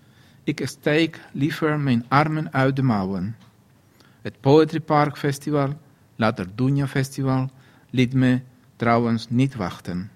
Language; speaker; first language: Dutch; non-native, fluent; Spanish